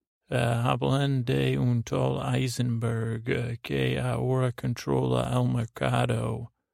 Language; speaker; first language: Spanish; non-native, learner; English